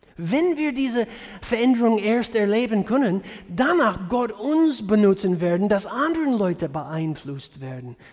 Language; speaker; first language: German; non-native, fluent; English